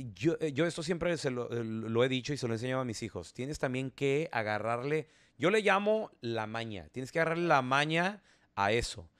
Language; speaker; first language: Spanish; native; Spanish